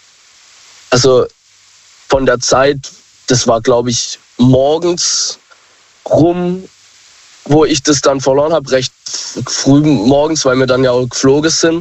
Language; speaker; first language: German; native; German